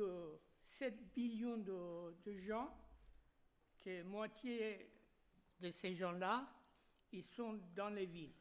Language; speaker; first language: French; non-native, fluent; Persian